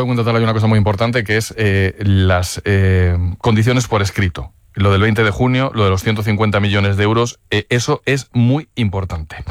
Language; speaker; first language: Spanish; native; Spanish